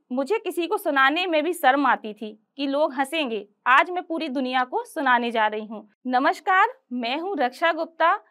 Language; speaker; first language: Hindi; native; Hindi